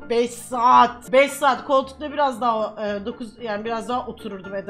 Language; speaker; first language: Turkish; native; Turkish